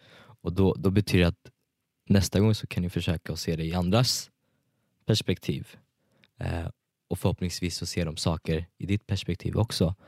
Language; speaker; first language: Swedish; early bilingual, other home language; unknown